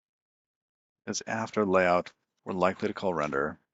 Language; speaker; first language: English; native; English